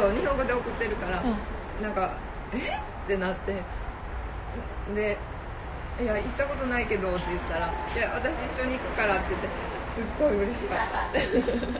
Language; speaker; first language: Japanese; native; Japanese